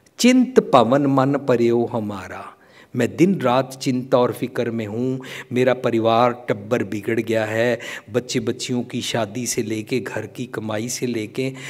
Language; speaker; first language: Hindi; non-native, local second language; Punjabi